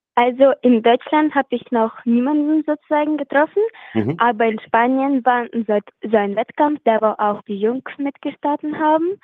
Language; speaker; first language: German; non-native, fluent; Russian